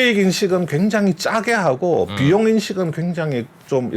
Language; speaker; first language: Korean; native; Korean